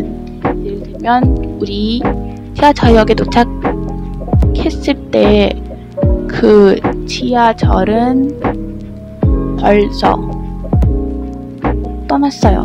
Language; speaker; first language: Korean; non-native, learner; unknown